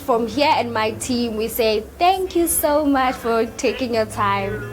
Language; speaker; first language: English; non-native, local second language; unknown